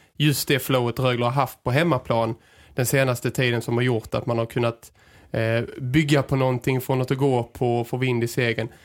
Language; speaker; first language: Swedish; native; Swedish